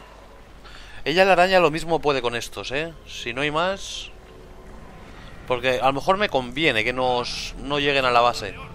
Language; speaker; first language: Spanish; native; Spanish